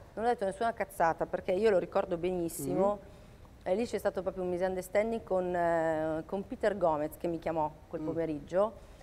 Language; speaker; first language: Italian; native; Italian